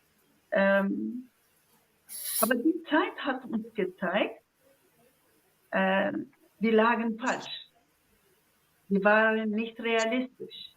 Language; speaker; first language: German; non-native, fluent; Zaza